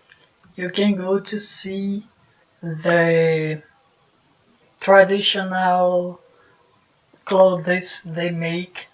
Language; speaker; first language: English; non-native, fluent; Portuguese